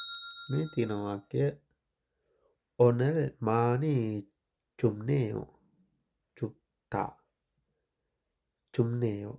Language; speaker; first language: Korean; non-native, fluent; Sinhala